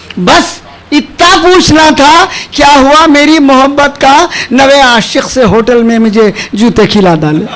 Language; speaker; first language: Urdu; native; Urdu